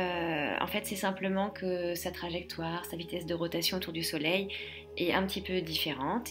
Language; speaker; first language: French; native; French